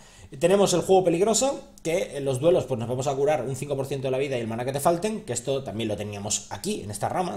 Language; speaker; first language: Spanish; native; Spanish